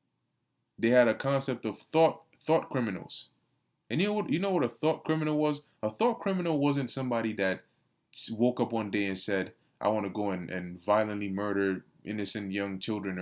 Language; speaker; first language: English; native; English